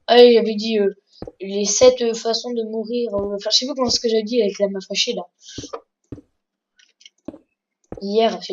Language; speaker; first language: French; native; French